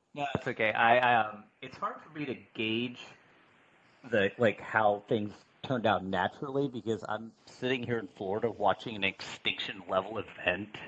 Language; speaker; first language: English; native; English